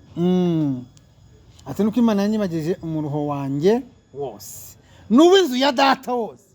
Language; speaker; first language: Kinyarwanda; early bilingual, heritage; Kinyarwanda